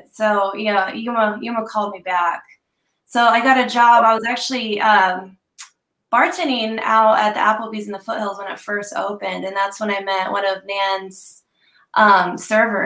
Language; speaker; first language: English; native; English